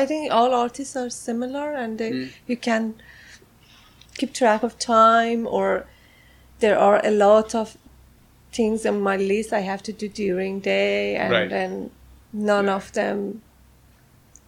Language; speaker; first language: English; non-native, fluent; Persian